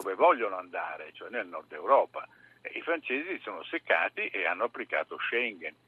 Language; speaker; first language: Italian; native; Italian